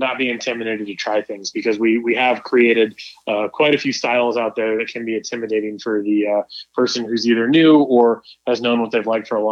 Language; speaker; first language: English; native; English